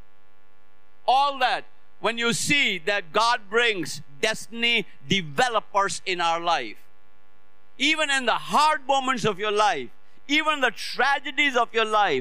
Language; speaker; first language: English; non-native, local second language; Hindi